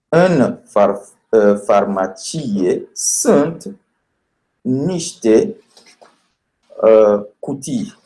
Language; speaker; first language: Romanian; non-native, fluent; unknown